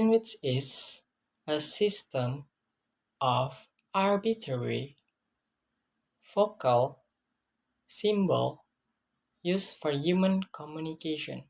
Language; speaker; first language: English; non-native, learner; Indonesian